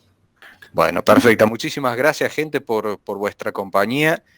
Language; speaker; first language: Spanish; native; Spanish